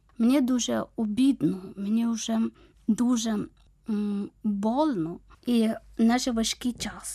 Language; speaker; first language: Ukrainian; non-native, learner; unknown